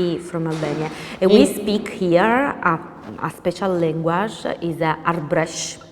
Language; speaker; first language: English; non-native, learner; Italian